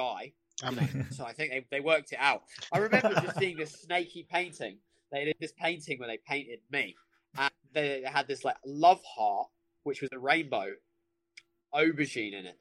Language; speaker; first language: English; native; English